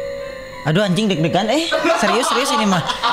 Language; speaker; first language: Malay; non-native, local second language; Sundanese